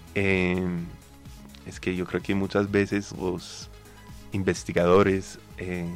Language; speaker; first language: Spanish; non-native, fluent; English